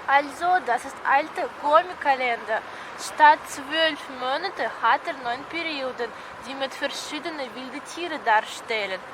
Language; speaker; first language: German; non-native, fluent; Russian